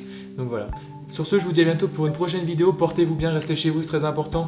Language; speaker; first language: French; native; French